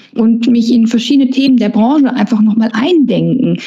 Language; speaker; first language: German; native; German